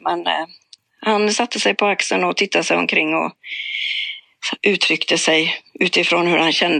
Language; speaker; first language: Swedish; native; Swedish